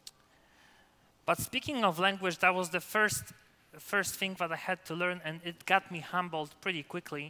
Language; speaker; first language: English; non-native, fluent; Polish